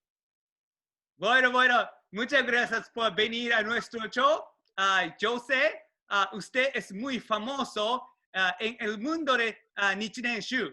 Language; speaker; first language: Spanish; non-native, learner; Japanese